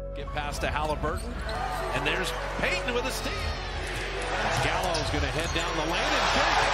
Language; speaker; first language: English; native; English